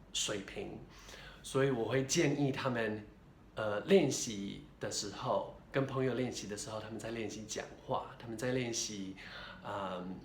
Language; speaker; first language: Chinese; non-native, fluent; English